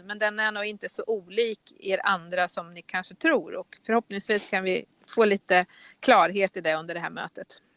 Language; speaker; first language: Swedish; native; Swedish